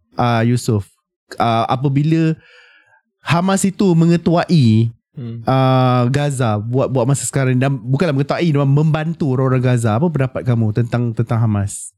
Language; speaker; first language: Malay; native; Malay